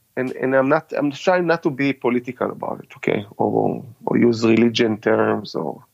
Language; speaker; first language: English; non-native, fluent; Hebrew